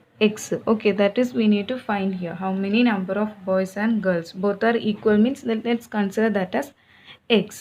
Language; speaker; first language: English; non-native, local second language; Malayalam